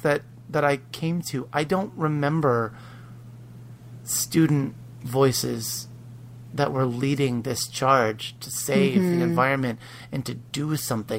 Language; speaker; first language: English; native; English